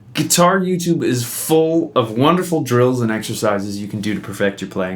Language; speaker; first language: English; native; English